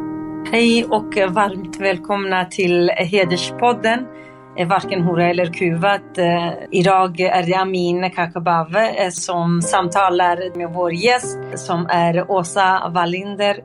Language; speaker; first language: Swedish; non-native, fluent; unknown